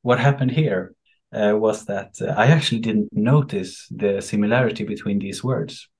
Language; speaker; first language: English; non-native, fluent; Swedish